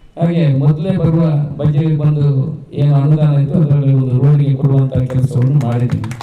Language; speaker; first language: Kannada; non-native, local second language; Tulu